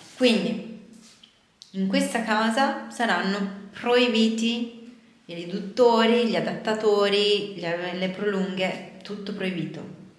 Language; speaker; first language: Italian; non-native, fluent; Romanian